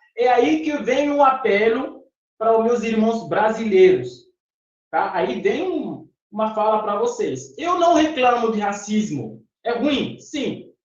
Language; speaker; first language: Portuguese; non-native, fluent; Fon